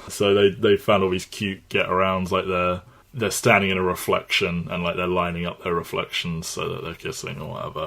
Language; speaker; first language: English; native; English